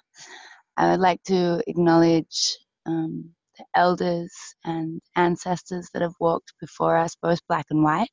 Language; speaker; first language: English; native; English